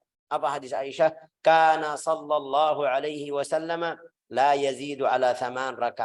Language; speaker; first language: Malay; non-native, fluent; Arabic